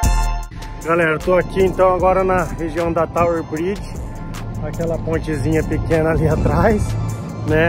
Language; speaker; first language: Portuguese; native; Portuguese